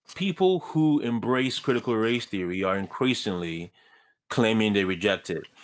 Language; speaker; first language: English; early bilingual, other home language; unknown